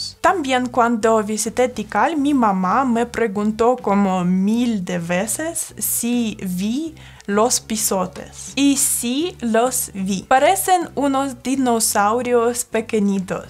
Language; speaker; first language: Spanish; non-native, fluent; Russian